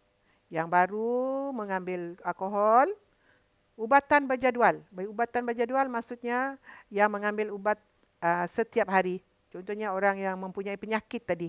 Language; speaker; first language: Malay; native; Malay